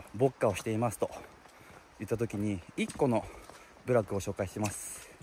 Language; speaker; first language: Japanese; native; Japanese